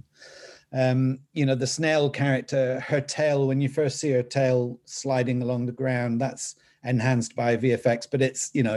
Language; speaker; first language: English; native; English